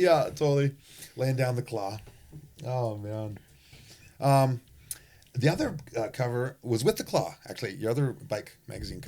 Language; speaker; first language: English; native; English